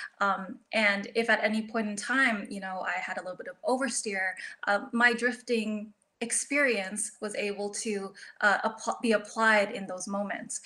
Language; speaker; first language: English; early bilingual, other home language; Filipino